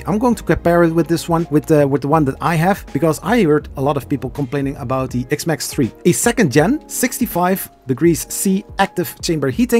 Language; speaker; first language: English; non-native, fluent; Dutch